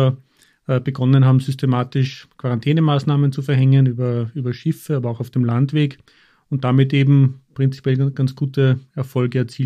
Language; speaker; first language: German; native; German